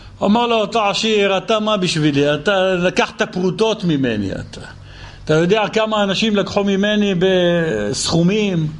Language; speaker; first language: Hebrew; native; Hebrew